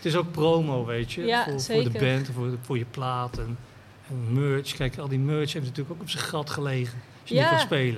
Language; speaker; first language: Dutch; native; Dutch